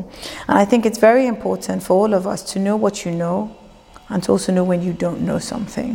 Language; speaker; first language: English; non-native, local second language; Yoruba